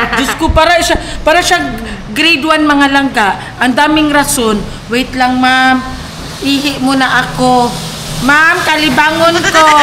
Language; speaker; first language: Filipino; non-native, local second language; Cebuano